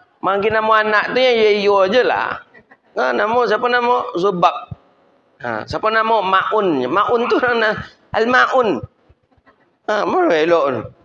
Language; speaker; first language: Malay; non-native, local second language; Minangkabau